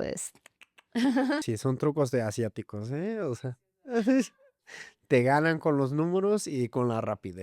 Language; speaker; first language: Spanish; native; Spanish